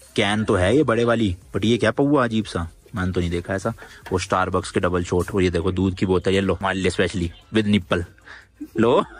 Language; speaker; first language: Hindi; native; Hindi